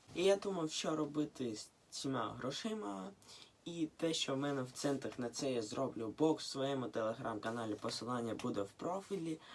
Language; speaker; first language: Ukrainian; non-native, local second language; Russian